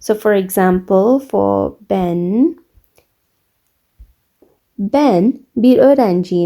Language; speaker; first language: Turkish; non-native, fluent; English